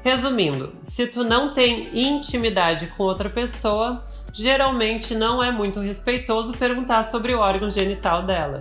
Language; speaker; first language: Portuguese; native; Portuguese